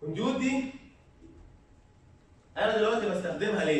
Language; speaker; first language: Arabic; native; Arabic